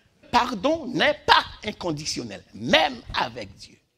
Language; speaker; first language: French; native; French